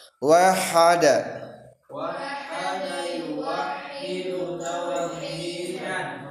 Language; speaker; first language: Arabic; non-native, fluent; Indonesian